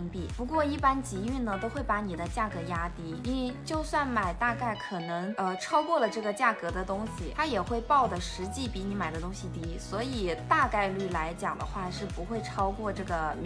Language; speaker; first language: Chinese; native; Chinese